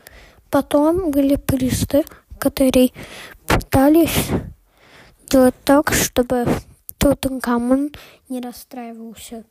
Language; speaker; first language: Russian; early bilingual, heritage; Russian